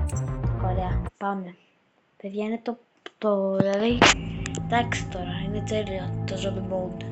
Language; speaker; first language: Greek; native; Greek